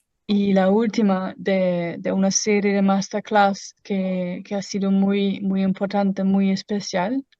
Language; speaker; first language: Spanish; non-native, fluent; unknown